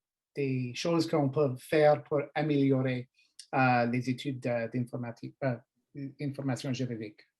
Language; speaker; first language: French; non-native, learner; English